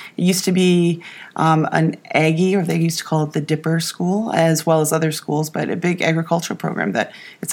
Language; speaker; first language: English; native; English